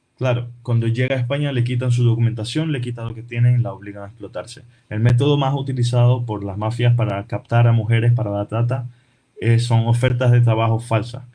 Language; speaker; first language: Spanish; early bilingual, other home language; Portuguese